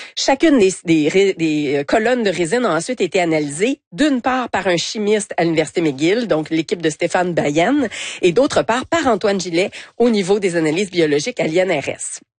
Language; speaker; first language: French; native; French